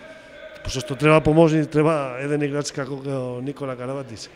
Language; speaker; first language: Macedonian; non-native, fluent; Spanish